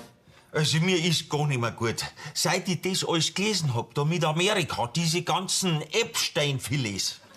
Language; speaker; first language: German; native; German